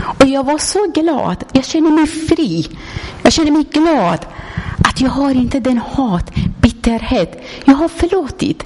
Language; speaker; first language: Swedish; non-native, learner; Persian